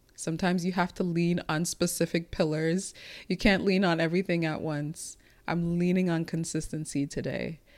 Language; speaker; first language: English; early bilingual, other home language; Igbo